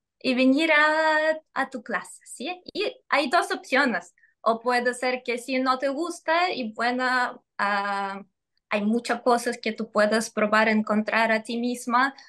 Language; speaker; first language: Spanish; non-native, fluent; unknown